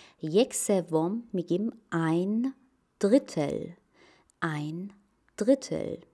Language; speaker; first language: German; non-native, fluent; Persian